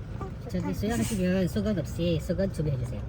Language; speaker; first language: Korean; non-native, learner; Indonesian